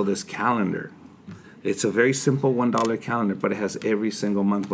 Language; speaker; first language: English; early bilingual, other home language; Spanish